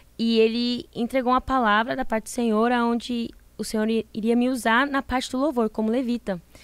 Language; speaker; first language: Portuguese; early bilingual, heritage; Portuguese